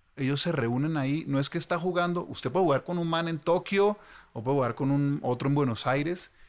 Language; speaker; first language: Spanish; native; Spanish